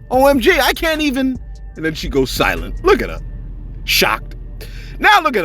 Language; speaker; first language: English; native; English